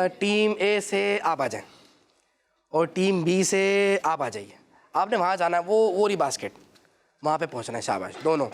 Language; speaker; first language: Urdu; native; Urdu